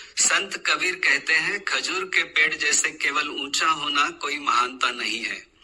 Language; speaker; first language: Hindi; non-native, local second language; Marathi